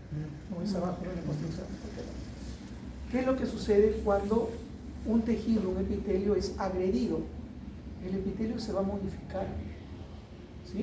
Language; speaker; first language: Spanish; native; Spanish